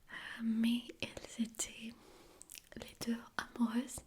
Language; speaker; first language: French; non-native, fluent; Armenian